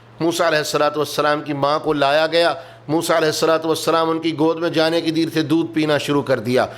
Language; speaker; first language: Urdu; native; Urdu